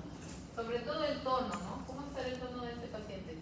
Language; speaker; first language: Spanish; native; Spanish